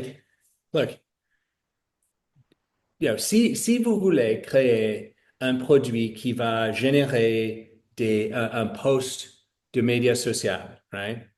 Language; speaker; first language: French; non-native, fluent; English